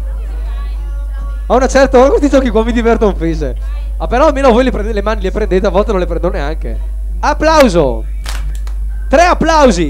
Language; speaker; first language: Italian; native; Italian